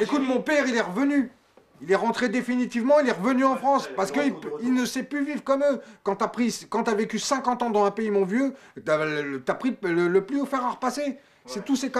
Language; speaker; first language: French; early bilingual, other home language; Arabic